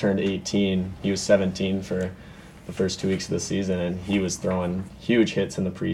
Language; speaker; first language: English; native; English